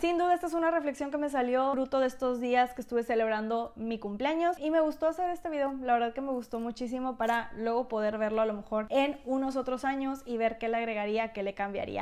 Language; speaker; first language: Spanish; native; Spanish